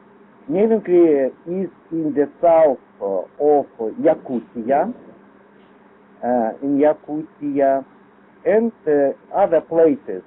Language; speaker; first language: English; non-native, learner; Lithuanian